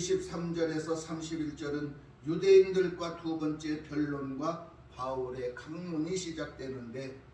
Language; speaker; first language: Korean; native; Korean